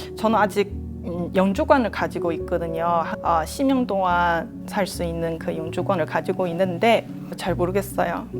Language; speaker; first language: Korean; non-native, fluent; Chinese